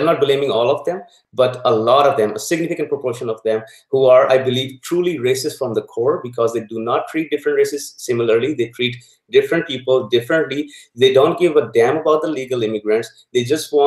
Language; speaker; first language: English; non-native, local second language; Punjabi